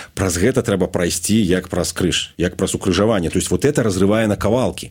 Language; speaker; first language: Belarusian; non-native, local second language; Russian